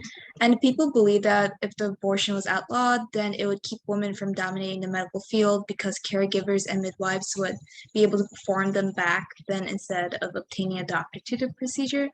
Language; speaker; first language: English; native; English